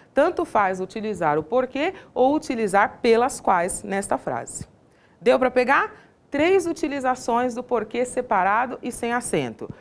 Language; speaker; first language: Portuguese; native; Portuguese